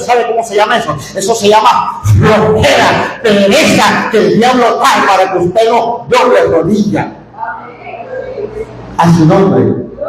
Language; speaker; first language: Spanish; native; Spanish